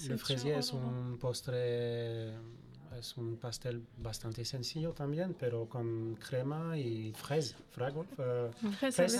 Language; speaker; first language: Spanish; non-native, fluent; French